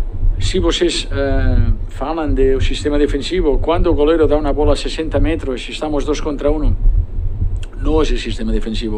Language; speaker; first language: Portuguese; non-native, fluent; Spanish